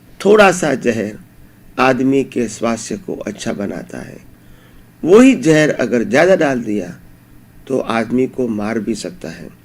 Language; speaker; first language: Hindi; native; Hindi